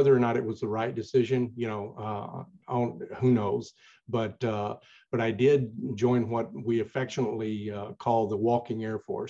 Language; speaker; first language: English; native; English